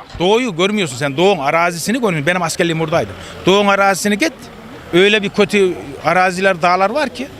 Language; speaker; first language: Turkish; native; Turkish